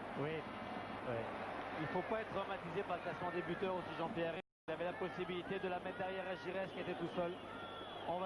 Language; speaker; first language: French; native; French